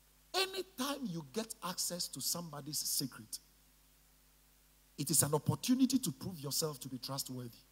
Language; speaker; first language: English; non-native, local second language; Ga